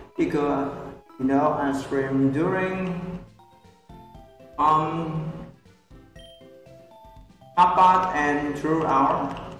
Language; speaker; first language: English; non-native, learner; Vietnamese